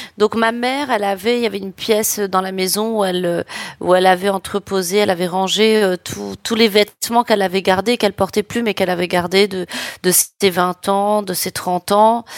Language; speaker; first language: French; native; French